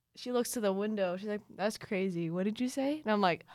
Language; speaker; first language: English; early bilingual, other home language; Cebuano